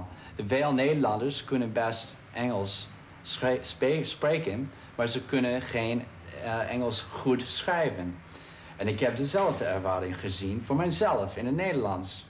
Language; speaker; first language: Dutch; non-native, fluent; English